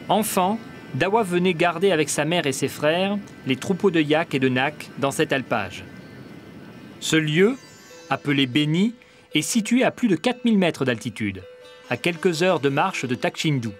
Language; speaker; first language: French; native; French